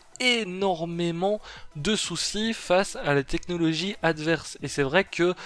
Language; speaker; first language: French; native; French